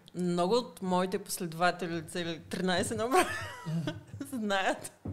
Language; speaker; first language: Bulgarian; early bilingual, heritage; Bulgarian